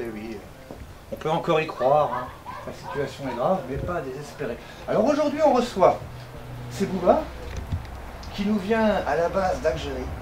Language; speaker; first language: French; native; French